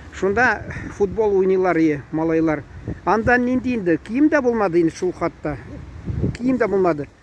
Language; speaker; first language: Tatar; early bilingual, heritage; Tatar